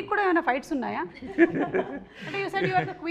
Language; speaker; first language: Telugu; native; Telugu